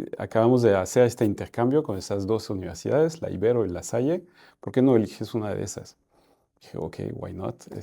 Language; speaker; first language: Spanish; non-native, fluent; French